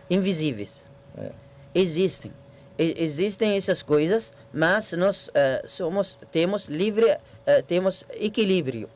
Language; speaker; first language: Portuguese; non-native, learner; Arabic